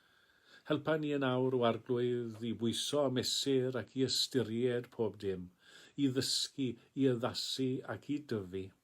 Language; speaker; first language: Welsh; native; Welsh